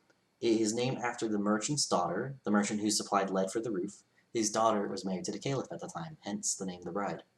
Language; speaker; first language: English; native; English